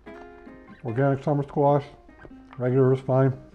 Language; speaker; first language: English; native; English